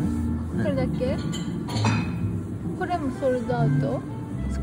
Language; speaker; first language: Japanese; native; Japanese